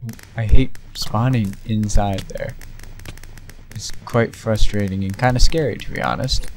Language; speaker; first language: English; native; English